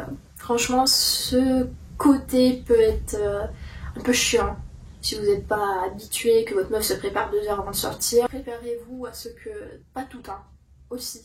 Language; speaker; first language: French; non-native, fluent; Russian